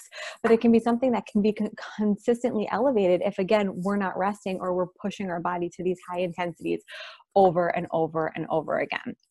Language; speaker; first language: English; native; English